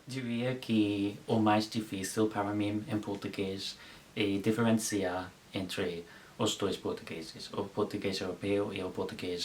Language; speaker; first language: Portuguese; non-native, learner; English